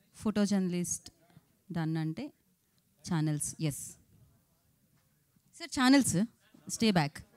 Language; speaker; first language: Telugu; native; Telugu